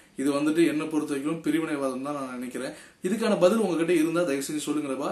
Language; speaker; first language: Tamil; non-native, local second language; Telugu